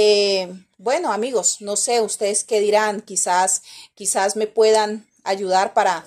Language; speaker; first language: Spanish; native; Spanish